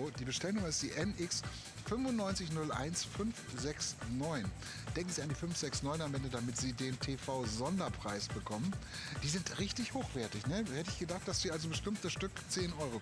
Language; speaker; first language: German; native; German